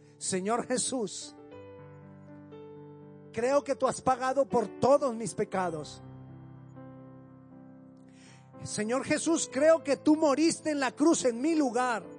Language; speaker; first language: Spanish; native; Spanish